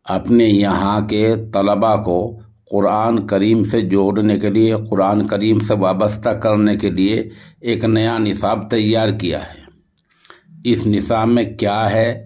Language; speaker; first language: Urdu; native; Urdu